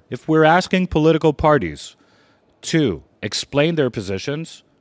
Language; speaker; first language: English; non-native, fluent; Greek